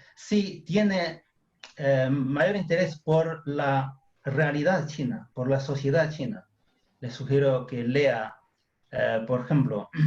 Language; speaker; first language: Spanish; non-native, fluent; Chinese